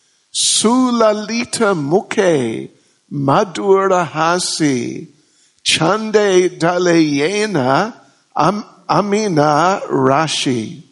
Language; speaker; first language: Russian; non-native, learner; English